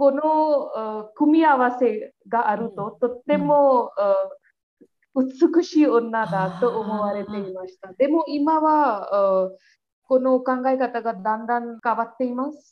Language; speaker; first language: Japanese; non-native, learner; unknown